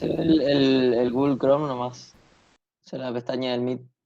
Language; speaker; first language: Spanish; native; Spanish